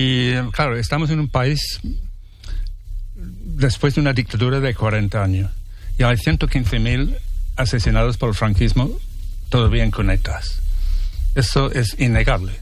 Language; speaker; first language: Spanish; non-native, fluent; English